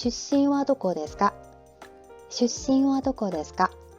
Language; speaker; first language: Japanese; non-native, learner; Korean